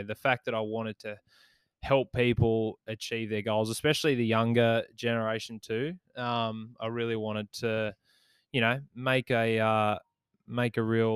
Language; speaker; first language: English; native; English